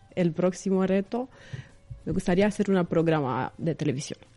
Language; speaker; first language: Spanish; non-native, fluent; Romanian